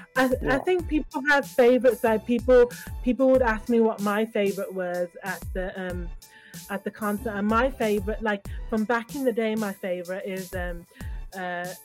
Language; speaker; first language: English; native; English